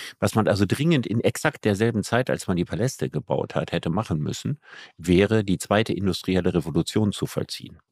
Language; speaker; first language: German; native; German